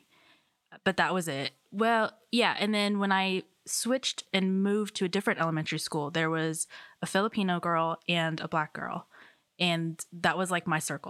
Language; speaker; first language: English; native; English